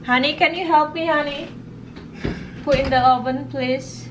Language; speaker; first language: English; non-native, learner; Indonesian